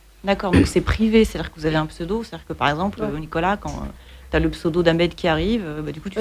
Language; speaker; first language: French; native; French